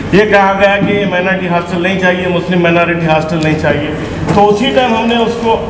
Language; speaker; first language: Hindi; non-native, local second language; Urdu